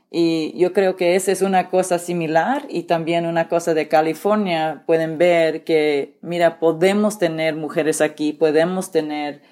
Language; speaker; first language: Spanish; early bilingual, heritage; Spanish